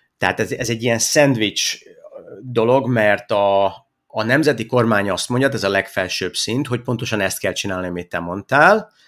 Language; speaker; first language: Hungarian; native; Hungarian